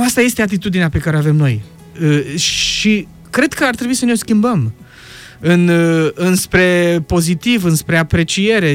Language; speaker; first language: Romanian; native; Romanian